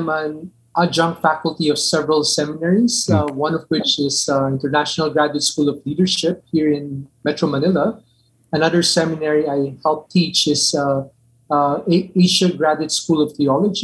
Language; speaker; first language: English; non-native, local second language; Min Nan Chinese